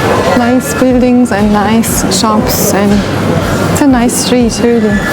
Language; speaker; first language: English; non-native, learner; German